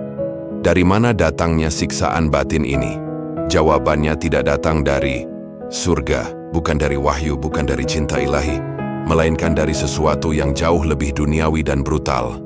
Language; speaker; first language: Indonesian; native; Indonesian